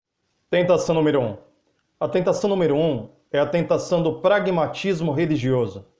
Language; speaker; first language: Portuguese; native; Portuguese